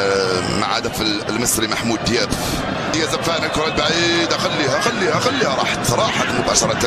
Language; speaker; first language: Arabic; native; Arabic